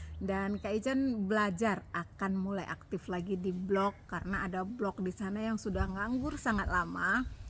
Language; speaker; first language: Indonesian; native; Indonesian